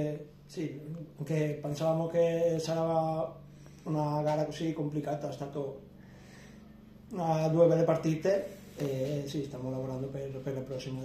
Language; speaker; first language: Italian; non-native, learner; Spanish